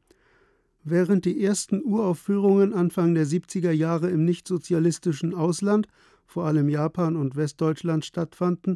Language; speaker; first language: German; native; German